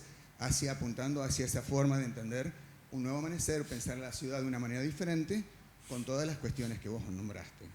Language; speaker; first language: Spanish; native; Spanish